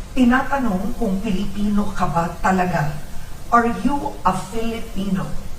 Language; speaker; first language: Filipino; native; Filipino